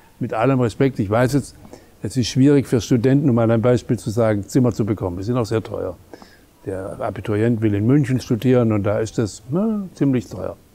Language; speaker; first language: German; native; German